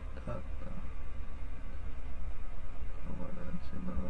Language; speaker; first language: Japanese; non-native, learner; English